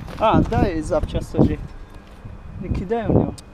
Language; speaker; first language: Russian; non-native, learner; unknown